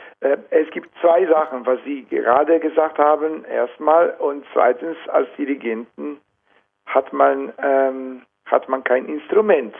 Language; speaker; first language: German; non-native, fluent; Italian